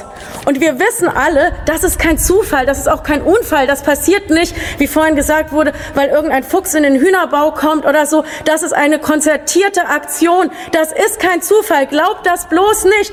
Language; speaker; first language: German; native; German